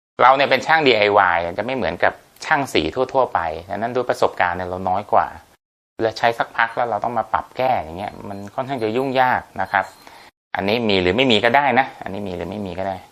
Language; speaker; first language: Thai; native; Thai